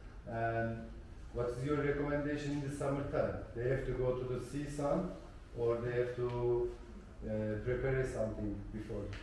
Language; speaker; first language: English; non-native, learner; Turkish